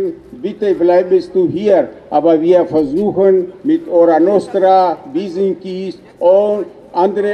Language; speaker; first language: German; non-native, learner; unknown